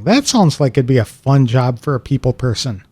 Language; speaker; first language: English; native; English